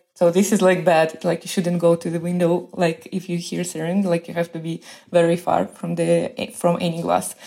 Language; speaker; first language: English; non-native, fluent; Russian